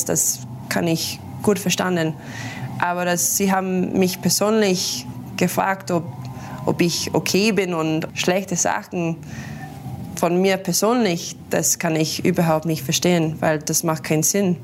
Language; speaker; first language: German; non-native, learner; English